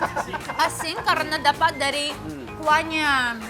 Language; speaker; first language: Indonesian; non-native, fluent; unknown